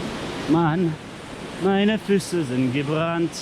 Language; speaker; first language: German; non-native, learner; English